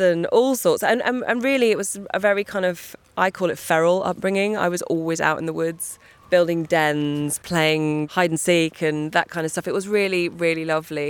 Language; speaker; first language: English; native; English